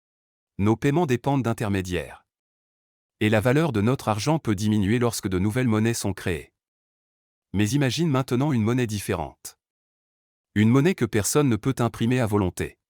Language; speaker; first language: French; native; French